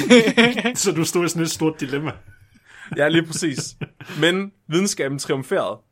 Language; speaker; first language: Danish; native; Danish